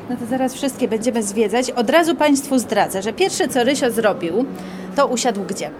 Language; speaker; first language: Polish; native; Polish